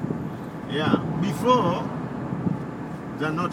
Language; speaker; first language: English; non-native, local second language; Swahili